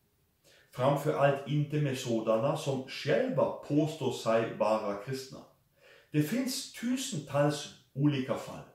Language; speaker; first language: Swedish; non-native, fluent; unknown